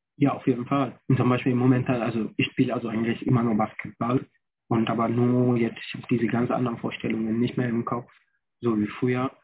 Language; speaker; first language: German; non-native, fluent; Fula